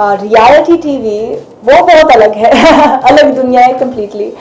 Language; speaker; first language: Hindi; non-native, fluent; English